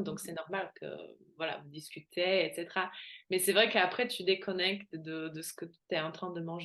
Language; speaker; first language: French; non-native, fluent; Slovak